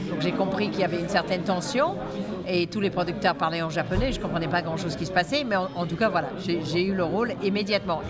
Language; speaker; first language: French; non-native, fluent; English